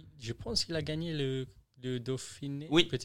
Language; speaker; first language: French; non-native, learner; English